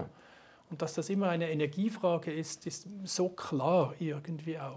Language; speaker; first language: German; native; German